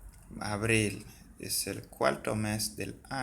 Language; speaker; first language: Spanish; non-native, fluent; Haitian Creole